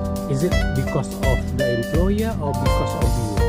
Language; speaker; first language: English; non-native, learner; Indonesian